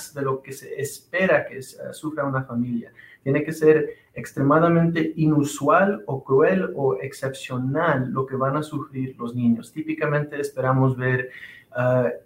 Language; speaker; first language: Spanish; early bilingual, heritage; Spanish